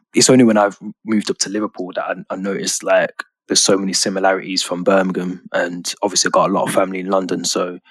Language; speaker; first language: English; native; English